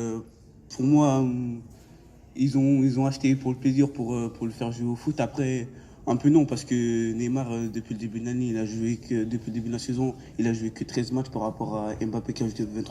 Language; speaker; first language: French; native; French